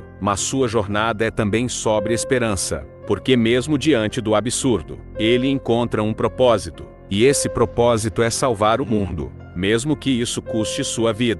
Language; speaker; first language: Portuguese; native; Portuguese